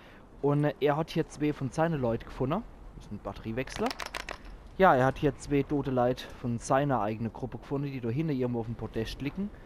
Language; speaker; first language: German; native; German